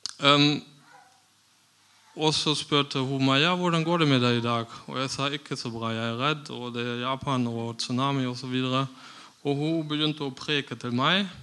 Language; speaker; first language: Norwegian; non-native, fluent; German